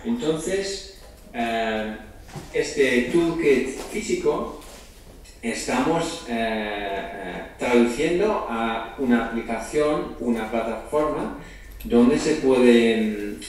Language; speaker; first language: Spanish; non-native, fluent; Dutch